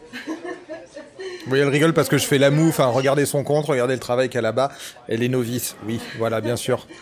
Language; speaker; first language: French; native; French